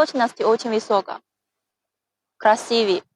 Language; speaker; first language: Russian; non-native, learner; Chinese